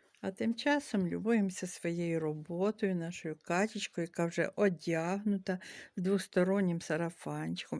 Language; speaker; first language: Ukrainian; native; Ukrainian